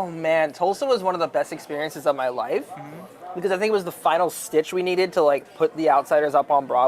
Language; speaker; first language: English; native; English